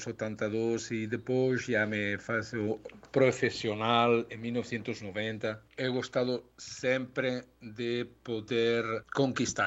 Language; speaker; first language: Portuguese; non-native, learner; Spanish